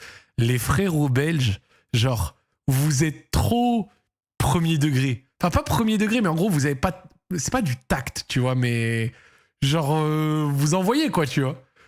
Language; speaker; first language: French; native; French